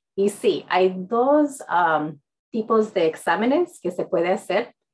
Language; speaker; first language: Spanish; early bilingual, heritage; English